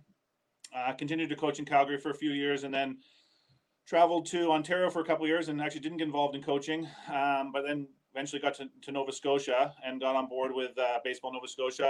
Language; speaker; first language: English; native; English